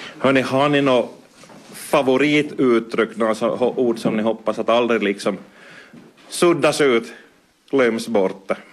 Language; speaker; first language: Swedish; native; Swedish